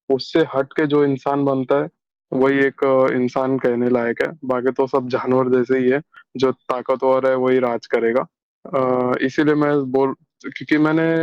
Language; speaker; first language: Hindi; native; Hindi